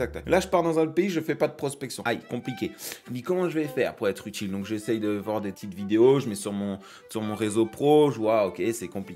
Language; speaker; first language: French; native; French